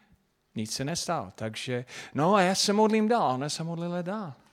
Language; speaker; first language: Czech; non-native, fluent; English